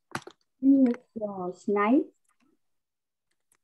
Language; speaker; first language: Japanese; non-native, learner; Chinese